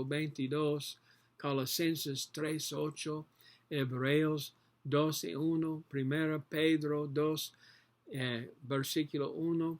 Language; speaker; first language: Spanish; non-native, learner; English